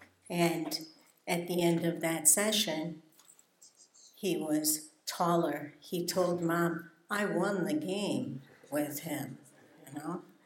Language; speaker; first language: English; native; English